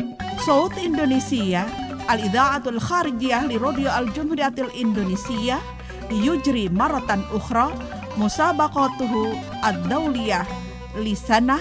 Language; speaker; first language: Arabic; non-native, fluent; Indonesian